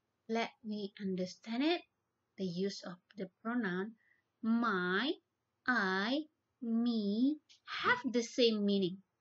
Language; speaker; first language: English; non-native, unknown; Indonesian